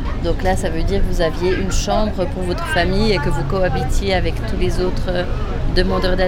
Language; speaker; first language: French; native; French